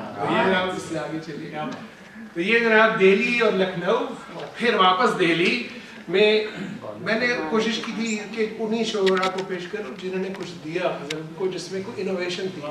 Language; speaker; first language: Urdu; native; Urdu